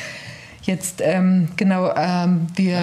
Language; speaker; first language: German; native; German